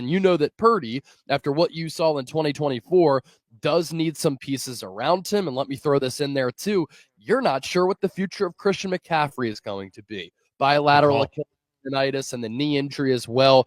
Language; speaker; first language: English; native; English